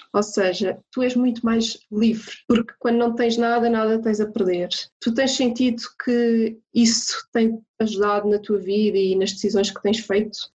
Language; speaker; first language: Portuguese; native; Portuguese